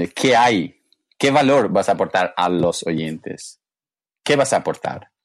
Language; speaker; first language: Spanish; non-native, learner; English